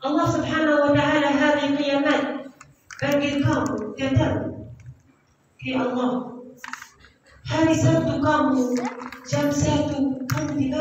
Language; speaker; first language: Indonesian; non-native, learner; Arabic